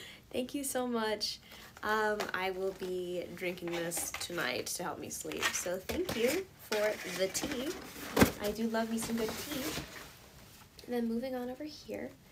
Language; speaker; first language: English; early bilingual, other home language; Korean